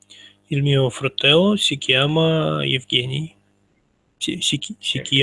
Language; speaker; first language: Italian; non-native, learner; Russian